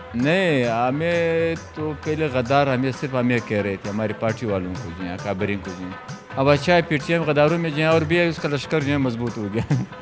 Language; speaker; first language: Urdu; non-native, local second language; Pashto